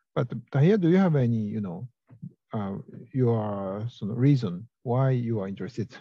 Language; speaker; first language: English; non-native, fluent; Japanese